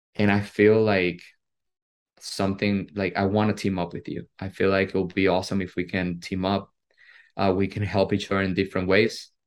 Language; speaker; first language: English; non-native, fluent; Spanish